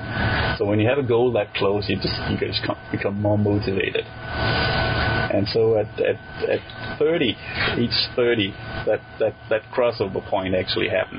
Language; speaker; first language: English; non-native, fluent; Danish